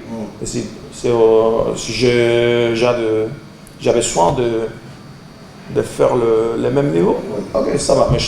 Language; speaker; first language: French; non-native, learner; Portuguese